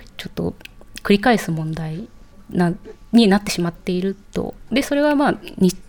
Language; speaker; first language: Japanese; native; Japanese